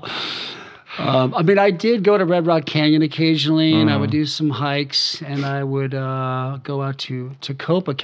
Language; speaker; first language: English; native; English